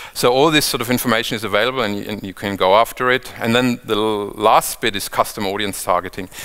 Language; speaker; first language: English; non-native, fluent; German